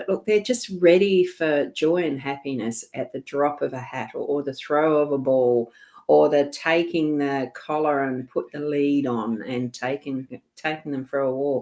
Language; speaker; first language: English; native; English